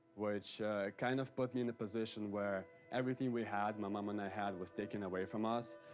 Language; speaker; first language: English; early bilingual, other home language; Ukrainian